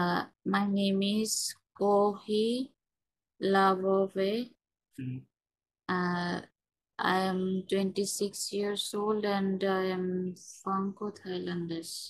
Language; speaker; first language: English; non-native, local second language; Bangla